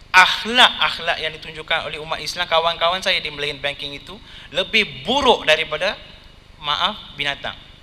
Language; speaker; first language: Malay; non-native, local second language; Tamil